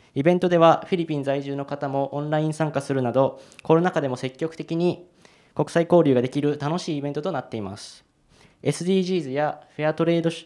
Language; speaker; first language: Japanese; native; Japanese